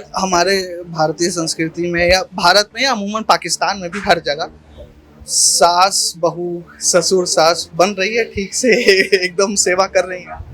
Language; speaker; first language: Hindi; native; Hindi